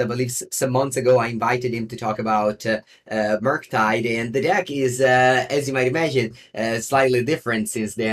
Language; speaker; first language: English; non-native, fluent; Italian